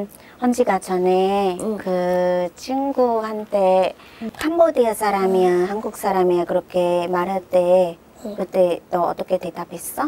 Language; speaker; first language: Korean; non-native, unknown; Khmer